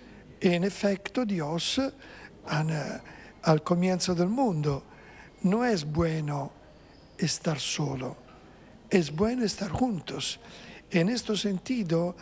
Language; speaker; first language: Spanish; non-native, fluent; Italian